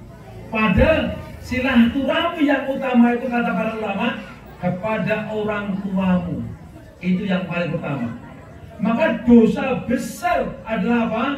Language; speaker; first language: Indonesian; non-native, local second language; Javanese